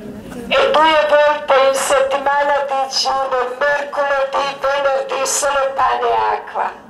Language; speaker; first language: Italian; non-native, learner; Croatian